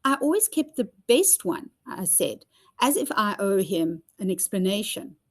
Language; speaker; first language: English; non-native, local second language; Afrikaans